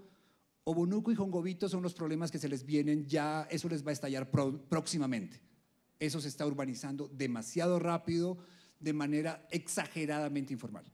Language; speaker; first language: Spanish; native; Spanish